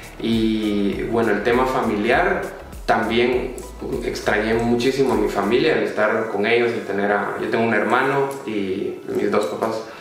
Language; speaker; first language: Spanish; native; Spanish